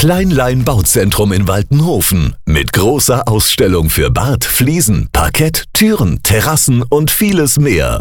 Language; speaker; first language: German; native; German